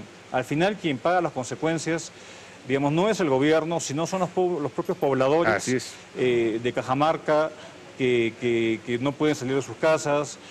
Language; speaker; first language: Spanish; native; Spanish